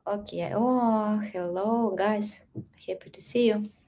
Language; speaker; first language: English; non-native, learner; Russian